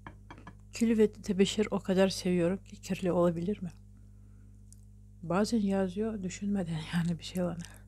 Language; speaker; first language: Turkish; non-native, learner; Russian